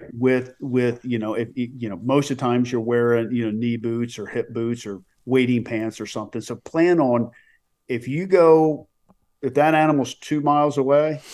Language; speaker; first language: English; native; English